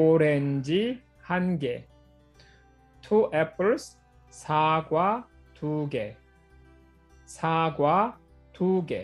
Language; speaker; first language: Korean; non-native, fluent; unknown